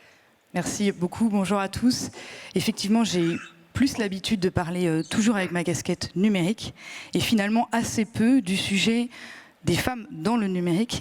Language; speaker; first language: French; native; French